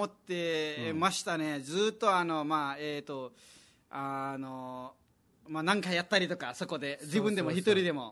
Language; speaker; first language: Japanese; non-native, fluent; Nepali